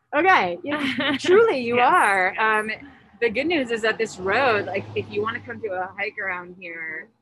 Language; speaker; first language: English; native; English